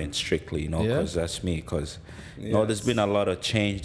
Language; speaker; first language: English; non-native, local second language; Ganda